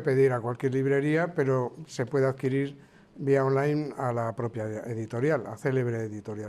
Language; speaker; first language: Spanish; native; Spanish